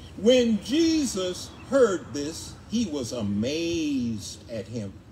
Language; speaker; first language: English; native; English